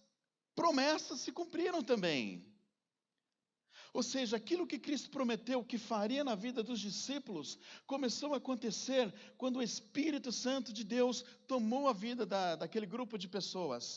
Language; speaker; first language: Portuguese; native; Portuguese